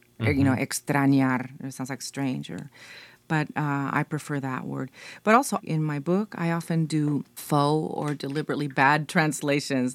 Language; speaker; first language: English; early bilingual, other home language; Spanish